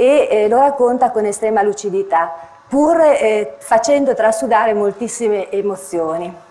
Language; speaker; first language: Italian; native; Italian